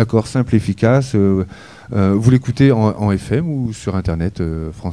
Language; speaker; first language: French; native; French